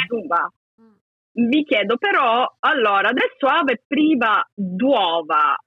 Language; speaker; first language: Italian; native; Italian